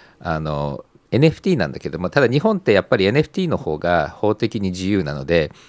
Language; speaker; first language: Japanese; native; Japanese